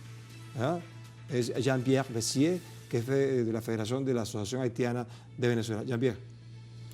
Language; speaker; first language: Spanish; native; Spanish